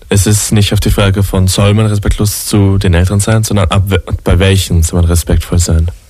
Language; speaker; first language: German; native; German